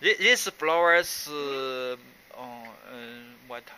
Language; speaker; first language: English; non-native, learner; Chinese